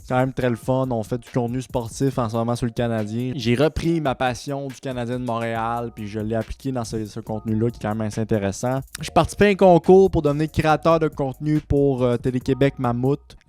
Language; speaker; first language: French; native; French